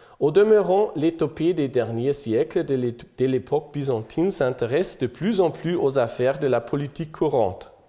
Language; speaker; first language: French; non-native, fluent; German